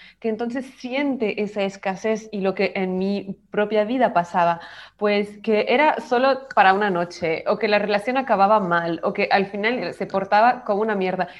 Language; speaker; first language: Spanish; native; Spanish